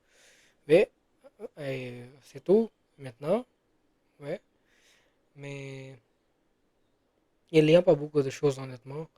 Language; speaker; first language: French; non-native, learner; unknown